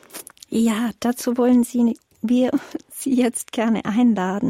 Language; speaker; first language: German; native; German